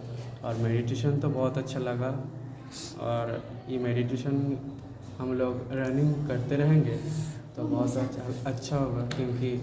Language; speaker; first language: Hindi; non-native, local second language; Bangla